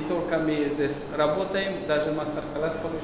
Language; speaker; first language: Russian; non-native, fluent; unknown